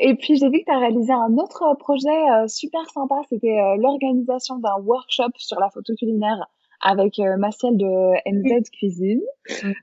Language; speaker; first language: French; native; French